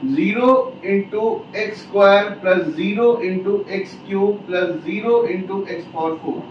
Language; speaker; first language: Hindi; native; Hindi